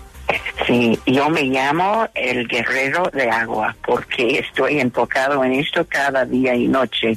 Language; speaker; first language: Spanish; non-native, fluent; English